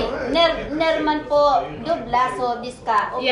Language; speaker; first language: Swedish; non-native, fluent; Cebuano